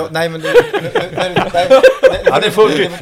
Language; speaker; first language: Swedish; non-native, fluent; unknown